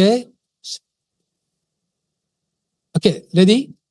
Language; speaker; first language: English; non-native, fluent; Japanese